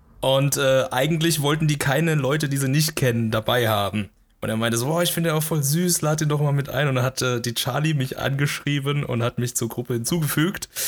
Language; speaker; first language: German; early bilingual, other home language; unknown